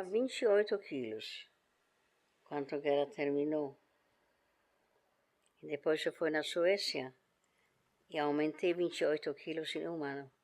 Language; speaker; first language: Portuguese; non-native, fluent; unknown